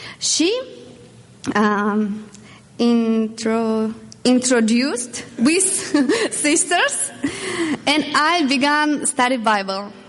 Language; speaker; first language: English; non-native, learner; Russian